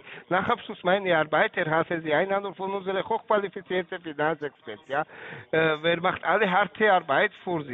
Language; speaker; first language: German; non-native, learner; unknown